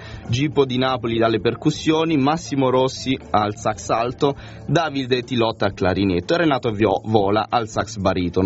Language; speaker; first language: Italian; native; Italian